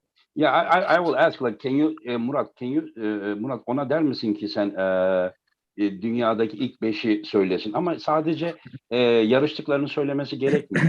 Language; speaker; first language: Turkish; native; Turkish